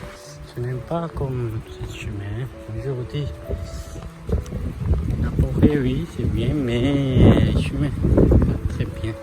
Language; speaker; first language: French; non-native, learner; Korean